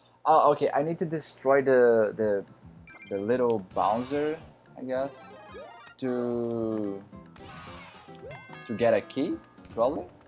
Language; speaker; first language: English; non-native, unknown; Portuguese